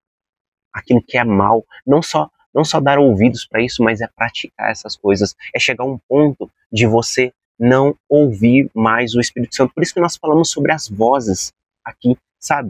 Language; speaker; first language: Portuguese; native; Portuguese